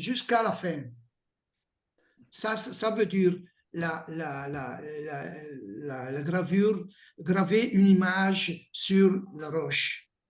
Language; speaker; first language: French; non-native, learner; Italian